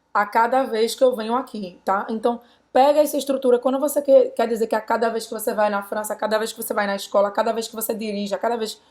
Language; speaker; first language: Portuguese; native; Portuguese